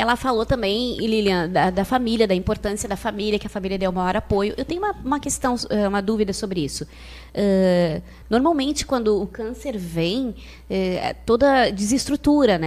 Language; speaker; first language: Portuguese; native; Portuguese